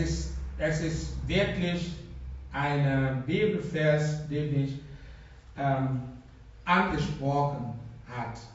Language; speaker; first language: German; non-native, fluent; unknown